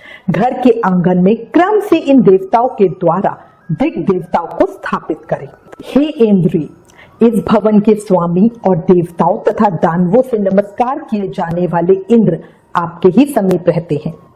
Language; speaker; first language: Hindi; native; Hindi